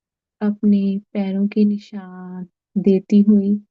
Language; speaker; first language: Hindi; native; Hindi